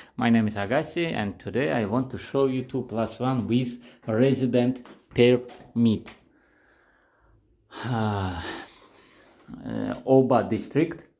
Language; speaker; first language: English; non-native, learner; Russian